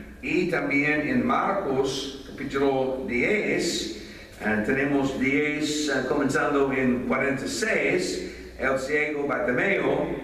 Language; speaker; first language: Spanish; non-native, fluent; English